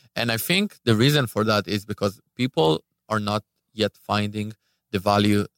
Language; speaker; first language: English; non-native, fluent; Hebrew